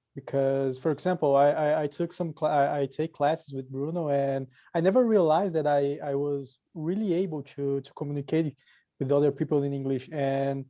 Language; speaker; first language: English; non-native, learner; Portuguese